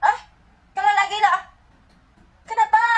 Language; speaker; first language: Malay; non-native, learner; Vietnamese